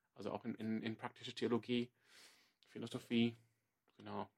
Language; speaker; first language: German; non-native, fluent; English